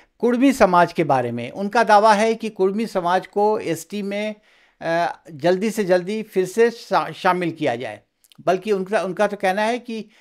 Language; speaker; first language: Hindi; native; Hindi